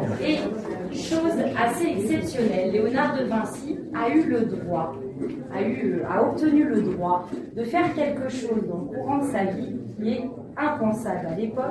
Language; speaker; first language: French; native; French